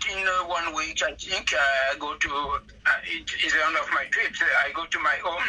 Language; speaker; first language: English; non-native, learner; French